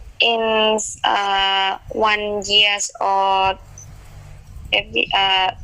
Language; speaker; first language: English; non-native, learner; Thai